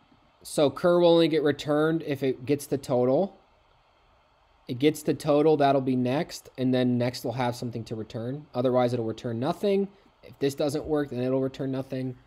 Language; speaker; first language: English; native; English